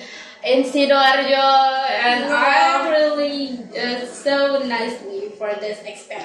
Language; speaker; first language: English; non-native, learner; Indonesian